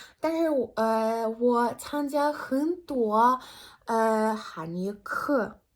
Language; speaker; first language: Chinese; non-native, fluent; Ukrainian